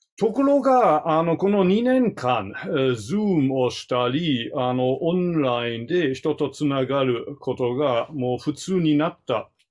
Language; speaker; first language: Japanese; non-native, fluent; German